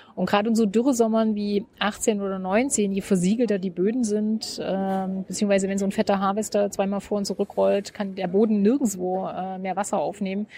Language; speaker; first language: German; native; German